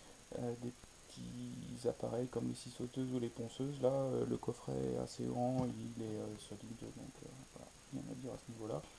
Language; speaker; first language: French; native; French